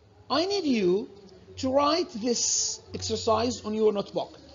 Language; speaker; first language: English; non-native, fluent; Arabic